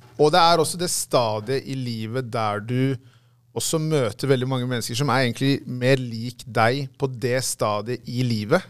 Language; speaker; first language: Norwegian; early bilingual, other home language; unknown